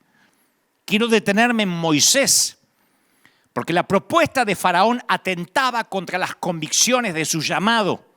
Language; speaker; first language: Spanish; native; Spanish